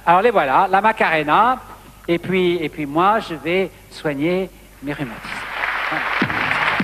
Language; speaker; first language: French; native; French